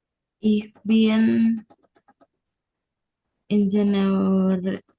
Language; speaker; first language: German; non-native, learner; Indonesian